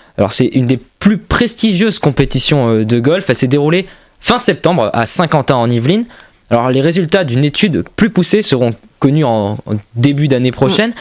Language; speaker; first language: French; native; French